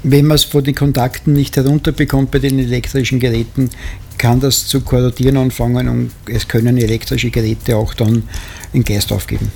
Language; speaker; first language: German; native; German